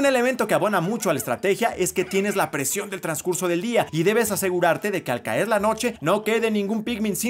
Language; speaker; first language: Spanish; native; Spanish